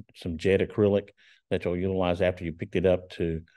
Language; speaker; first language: English; native; English